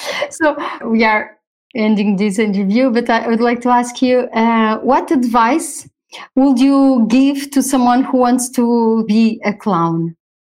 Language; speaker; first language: English; non-native, fluent; Portuguese